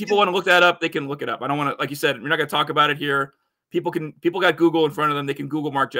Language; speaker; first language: English; native; English